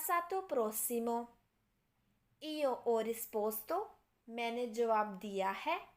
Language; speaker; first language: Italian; non-native, fluent; Urdu